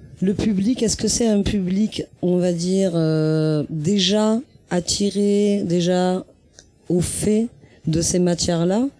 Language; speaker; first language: French; native; French